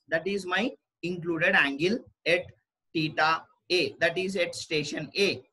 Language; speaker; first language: English; non-native, local second language; Telugu